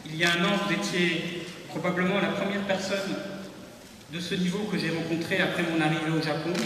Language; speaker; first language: French; native; French